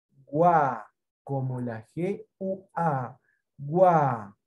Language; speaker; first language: Spanish; native; Spanish